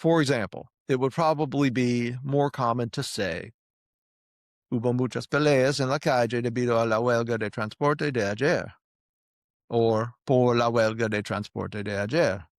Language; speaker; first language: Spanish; non-native, fluent; English